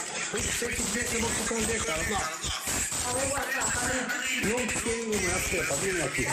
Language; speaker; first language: Italian; non-native, learner; Albanian